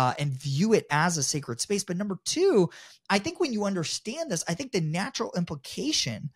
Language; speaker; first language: English; native; English